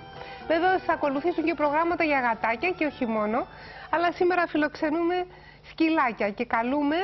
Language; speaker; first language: Greek; native; Greek